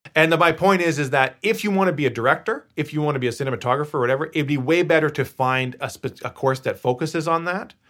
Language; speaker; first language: English; native; English